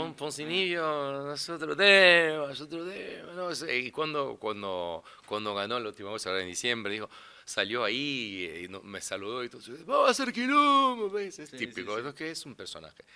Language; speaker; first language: Spanish; non-native, fluent; Portuguese